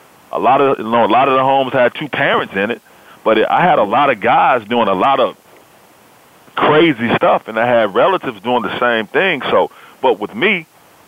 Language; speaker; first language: English; native; English